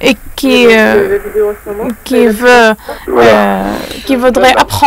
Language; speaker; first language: French; non-native, fluent; Arabic